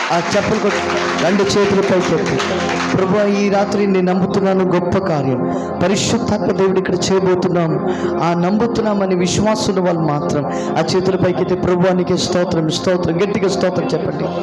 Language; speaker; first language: Telugu; non-native, local second language; Malayalam